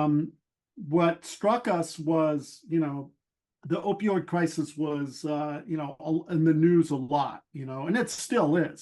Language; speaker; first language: English; native; English